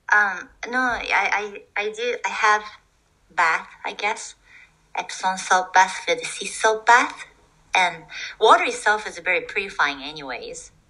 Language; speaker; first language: English; non-native, fluent; Japanese